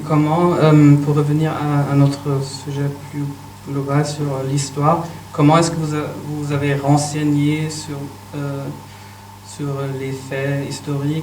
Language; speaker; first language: French; non-native, fluent; German